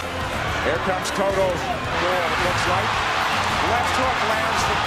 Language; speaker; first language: English; native; English